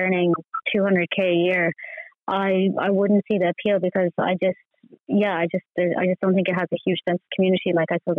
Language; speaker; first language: English; native; English